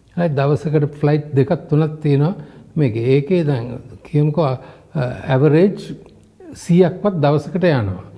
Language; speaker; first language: Sinhala; non-native, local second language; Tamil